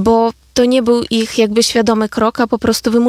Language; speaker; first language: Polish; non-native, fluent; Ukrainian